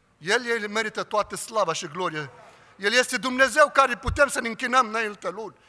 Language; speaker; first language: Romanian; non-native, fluent; Arabic